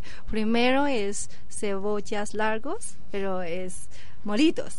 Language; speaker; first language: Spanish; non-native, learner; Chinese